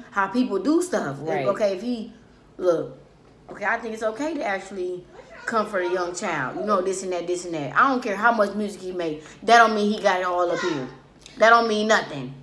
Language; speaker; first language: English; native; English